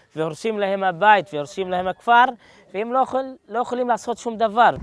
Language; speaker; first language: Hebrew; non-native, local second language; Arabic